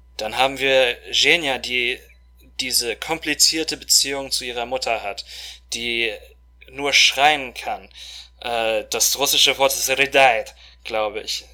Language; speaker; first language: German; non-native, fluent; Russian